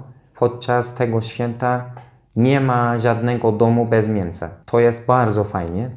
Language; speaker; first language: Polish; non-native, fluent; Turkish